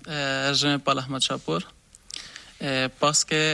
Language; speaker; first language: French; non-native, learner; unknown